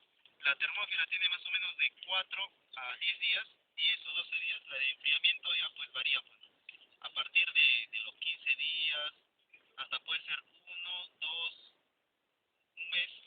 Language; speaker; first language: Spanish; native; Spanish